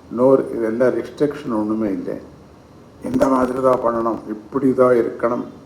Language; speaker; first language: Tamil; non-native, fluent; Kannada